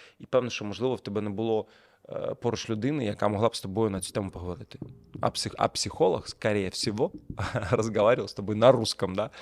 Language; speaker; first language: Ukrainian; non-native, local second language; Russian